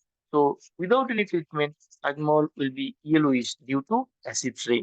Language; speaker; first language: English; non-native, local second language; Bangla